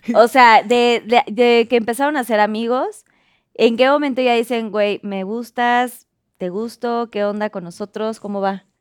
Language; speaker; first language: Spanish; native; Spanish